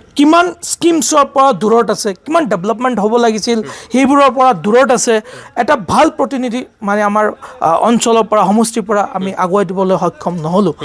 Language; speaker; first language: Assamese; non-native, local second language; Bangla